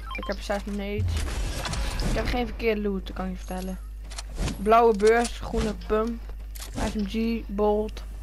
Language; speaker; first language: Dutch; native; Dutch